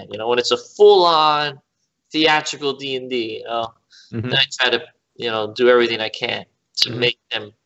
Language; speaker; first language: English; native; English